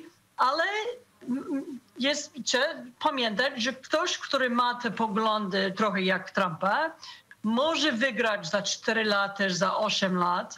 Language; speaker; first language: Polish; non-native, fluent; English